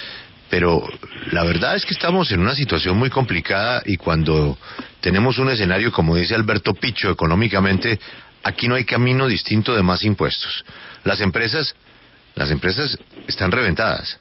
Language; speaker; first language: Spanish; native; Spanish